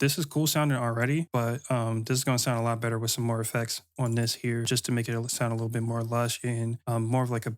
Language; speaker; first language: English; native; English